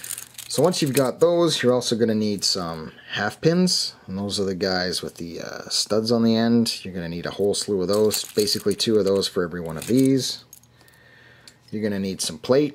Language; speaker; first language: English; native; English